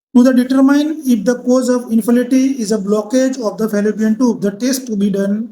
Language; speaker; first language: English; non-native, local second language; Gujarati